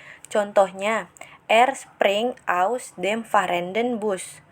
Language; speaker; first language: German; non-native, fluent; Indonesian